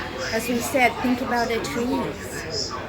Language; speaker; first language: English; non-native, fluent; Italian